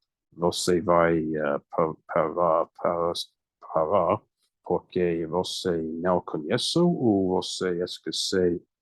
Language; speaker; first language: Portuguese; non-native, learner; English